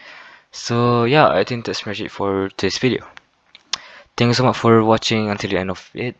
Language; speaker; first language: English; non-native, fluent; Malay